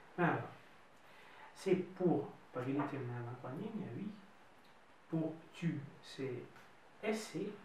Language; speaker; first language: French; non-native, fluent; Russian